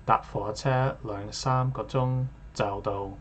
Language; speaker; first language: Cantonese; non-native, learner; English